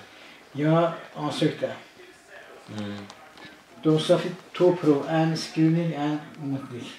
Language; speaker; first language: Swedish; non-native, learner; Kurdish